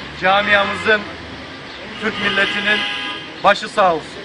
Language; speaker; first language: Turkish; native; Turkish